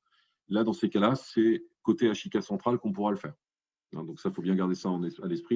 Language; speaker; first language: French; native; French